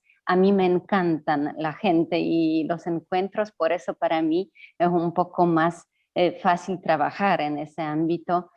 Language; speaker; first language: Spanish; non-native, fluent; Polish